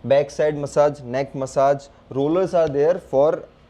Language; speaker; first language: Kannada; non-native, local second language; Hindi